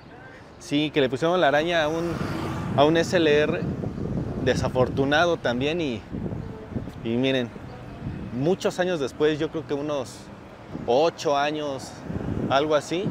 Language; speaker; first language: Spanish; native; Spanish